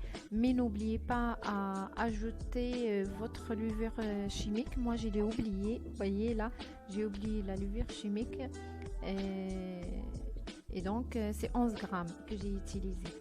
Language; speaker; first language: French; non-native, fluent; Arabic